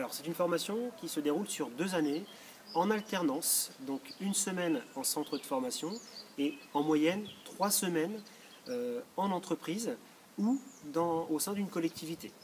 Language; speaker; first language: French; native; French